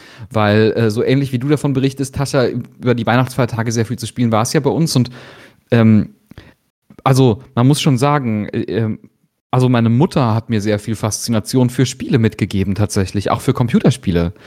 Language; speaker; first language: German; native; German